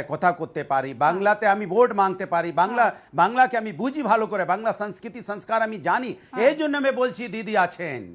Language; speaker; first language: Bangla; non-native, local second language; Hindi